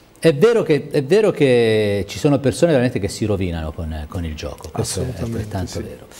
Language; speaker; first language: Italian; native; Italian